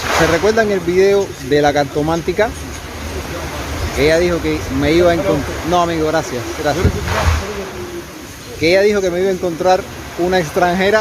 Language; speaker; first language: Spanish; native; Spanish